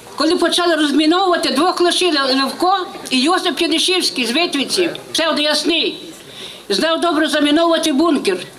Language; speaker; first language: Ukrainian; native; Ukrainian